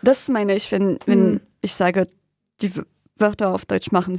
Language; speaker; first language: German; non-native, fluent; French